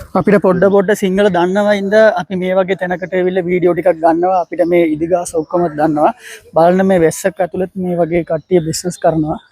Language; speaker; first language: Sinhala; non-native, local second language; Tamil